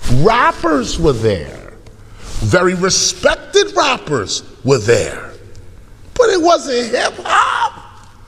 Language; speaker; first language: English; native; English